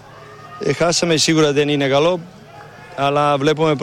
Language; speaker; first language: Greek; non-native, learner; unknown